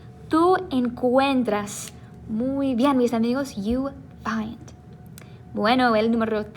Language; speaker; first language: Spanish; non-native, fluent; English